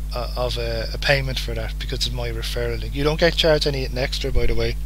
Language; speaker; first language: English; native; English